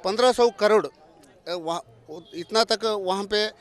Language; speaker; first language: Hindi; non-native, local second language; Kannada